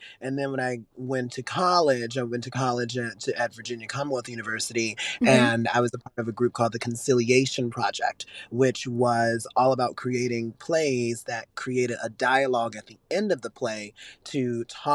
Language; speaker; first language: English; native; English